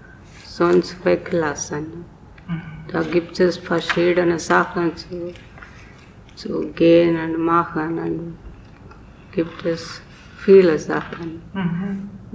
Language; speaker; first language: German; non-native, learner; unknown